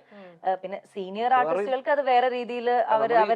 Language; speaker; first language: Malayalam; native; Malayalam